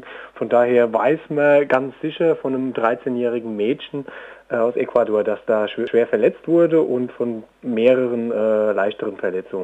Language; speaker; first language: German; native; German